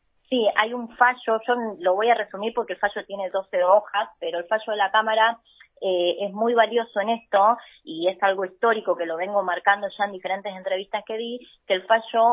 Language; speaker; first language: Spanish; native; Spanish